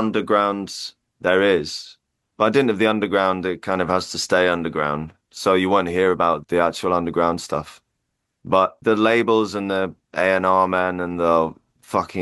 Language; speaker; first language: English; native; English